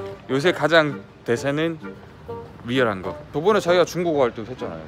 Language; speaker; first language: Korean; native; Korean